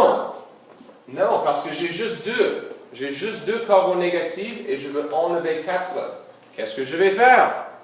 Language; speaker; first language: French; non-native, local second language; English